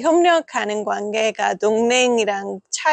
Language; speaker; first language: Korean; non-native, fluent; English